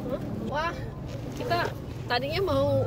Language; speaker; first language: Korean; non-native, learner; Indonesian